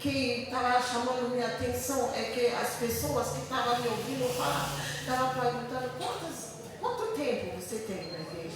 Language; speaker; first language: Portuguese; non-native, learner; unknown